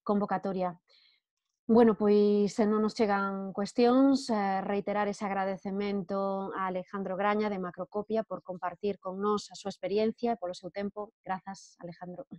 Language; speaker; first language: Spanish; non-native, local second language; Galician